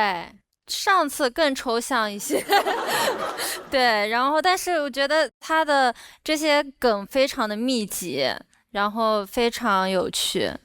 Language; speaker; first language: Chinese; native; Chinese